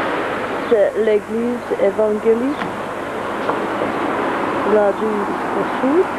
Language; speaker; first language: French; non-native, fluent; Hungarian